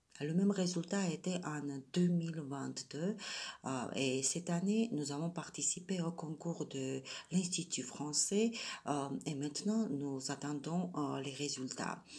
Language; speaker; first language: French; non-native, fluent; Georgian